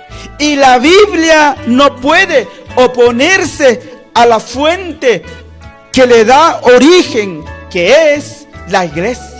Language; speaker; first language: Spanish; non-native, local second language; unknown